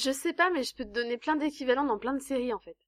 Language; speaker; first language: French; native; French